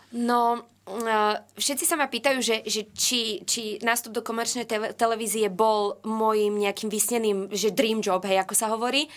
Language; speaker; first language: Slovak; non-native, local second language; Rusyn